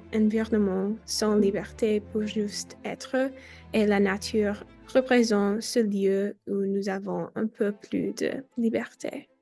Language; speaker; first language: French; non-native, learner; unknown